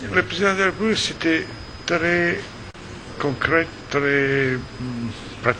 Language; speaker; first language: French; non-native, fluent; Italian